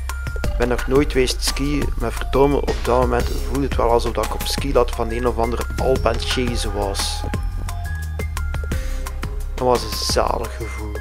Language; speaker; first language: Dutch; native; Dutch